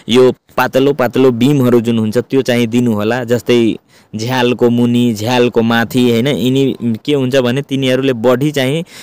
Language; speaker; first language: Nepali; native; Nepali